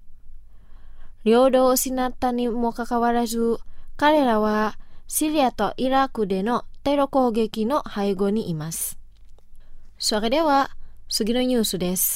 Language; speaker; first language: Japanese; non-native, fluent; Indonesian